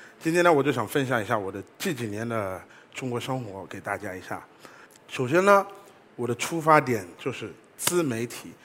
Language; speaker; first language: Chinese; non-native, fluent; English